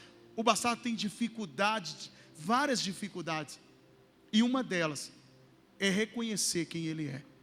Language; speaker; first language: Portuguese; native; Portuguese